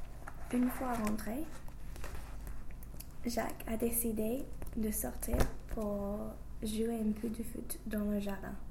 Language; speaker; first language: French; non-native, learner; English